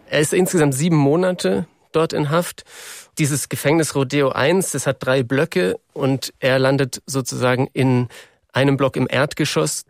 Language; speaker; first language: German; native; German